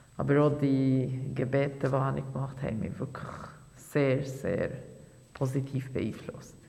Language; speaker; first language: German; non-native, fluent; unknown